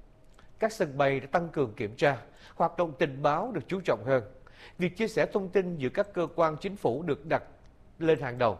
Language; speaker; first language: Vietnamese; native; Vietnamese